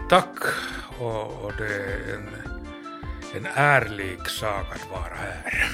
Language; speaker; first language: Swedish; non-native, learner; Finnish